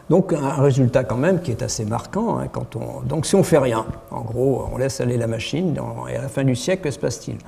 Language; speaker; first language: French; native; French